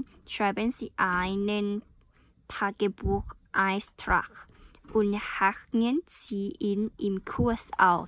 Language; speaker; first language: German; non-native, learner; Thai